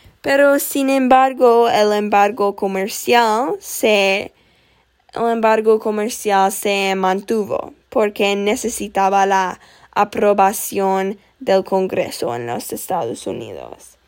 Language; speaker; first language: Spanish; non-native, learner; English